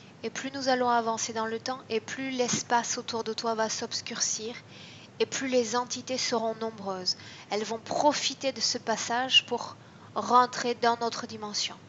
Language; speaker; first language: French; native; French